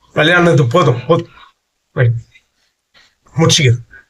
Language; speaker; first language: Tamil; native; Tamil